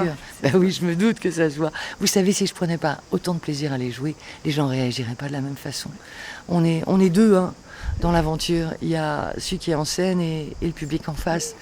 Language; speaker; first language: French; native; French